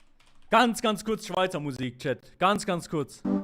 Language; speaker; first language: German; native; German